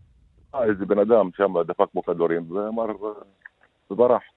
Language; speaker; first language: Hebrew; non-native, local second language; Arabic